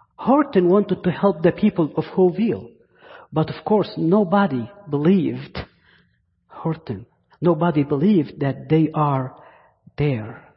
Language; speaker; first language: English; non-native, fluent; Arabic